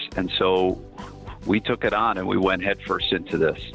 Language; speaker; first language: English; native; English